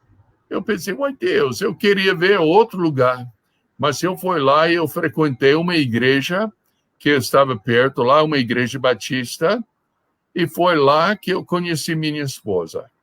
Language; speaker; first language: Portuguese; non-native, fluent; English